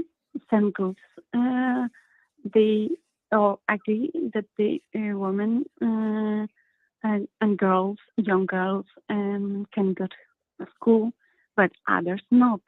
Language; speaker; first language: English; non-native, learner; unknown